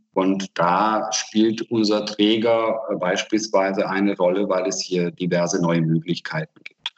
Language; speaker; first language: German; non-native, fluent; Hungarian